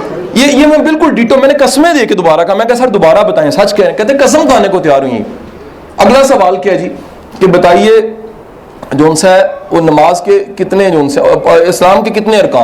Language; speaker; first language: Urdu; native; Urdu